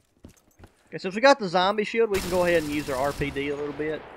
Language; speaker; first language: English; native; English